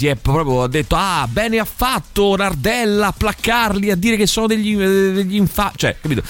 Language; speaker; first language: Italian; native; Italian